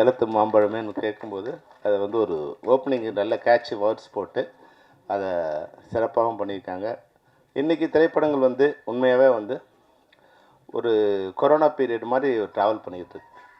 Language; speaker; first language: Tamil; native; Tamil